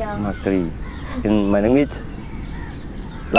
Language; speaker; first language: English; non-native, fluent; Indonesian